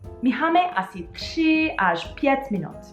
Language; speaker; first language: Czech; non-native, learner; English